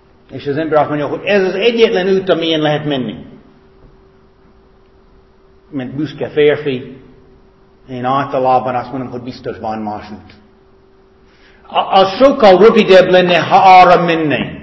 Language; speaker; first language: Hungarian; non-native, fluent; English